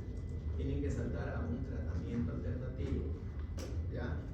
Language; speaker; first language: Spanish; native; Spanish